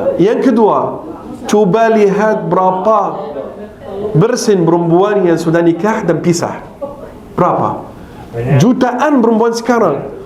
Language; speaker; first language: Malay; non-native, fluent; Arabic